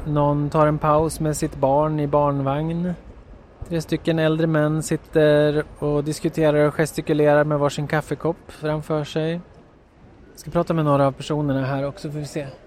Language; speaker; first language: Swedish; native; Swedish